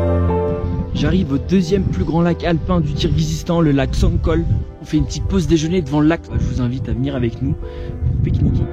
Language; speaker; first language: French; native; French